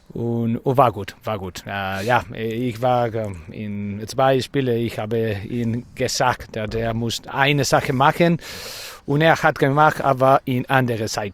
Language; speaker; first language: German; non-native, learner; Spanish